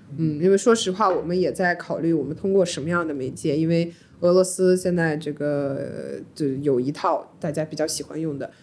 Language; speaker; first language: Chinese; early bilingual, heritage; Chinese